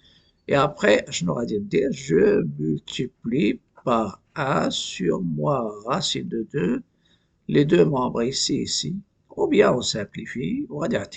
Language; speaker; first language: French; non-native, local second language; Arabic